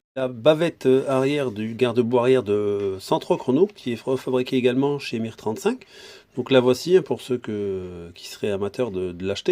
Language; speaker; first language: French; native; French